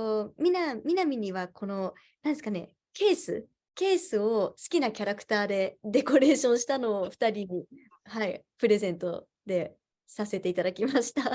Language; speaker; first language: Japanese; native; Japanese